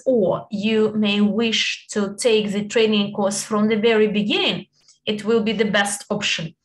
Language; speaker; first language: English; non-native, fluent; Italian